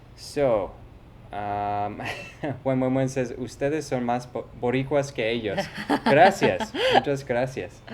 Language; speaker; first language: Spanish; non-native, fluent; English